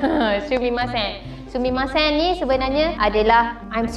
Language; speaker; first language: Malay; native; Malay